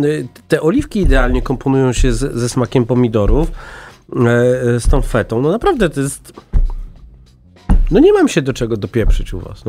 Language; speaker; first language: Polish; native; Polish